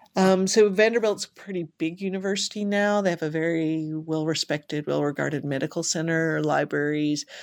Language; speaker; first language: English; native; English